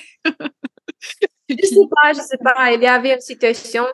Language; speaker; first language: French; non-native, learner; Russian